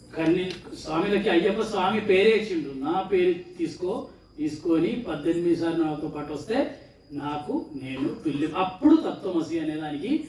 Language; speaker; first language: Telugu; non-native, fluent; Malayalam